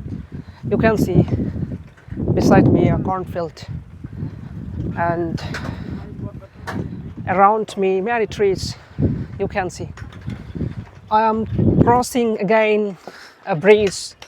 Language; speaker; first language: English; non-native, learner; Bangla